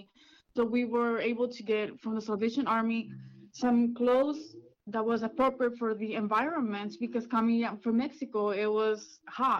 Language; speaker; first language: English; early bilingual, other home language; Spanish